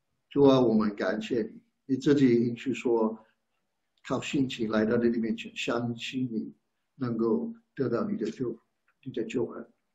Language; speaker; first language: Chinese; non-native, fluent; English